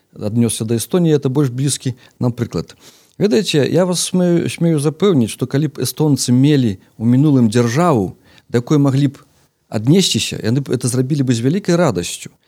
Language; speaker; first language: Belarusian; native; Belarusian